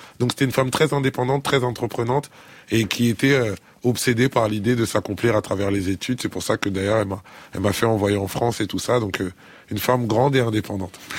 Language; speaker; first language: French; early bilingual, other home language; Lingala